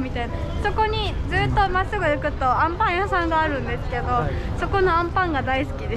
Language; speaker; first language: Japanese; native; Japanese